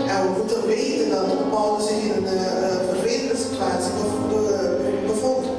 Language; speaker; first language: Dutch; non-native, local second language; Papiamento